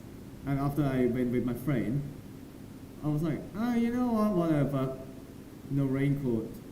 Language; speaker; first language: English; non-native, learner; Thai